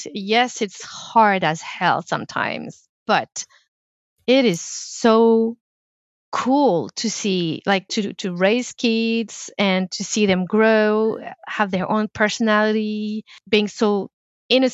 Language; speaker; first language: English; non-native, fluent; French